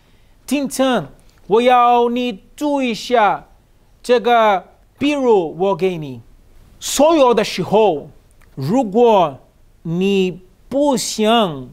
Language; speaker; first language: Chinese; non-native, learner; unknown